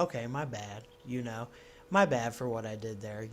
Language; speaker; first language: English; native; English